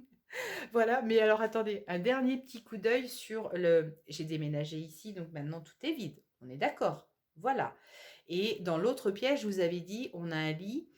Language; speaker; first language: French; native; French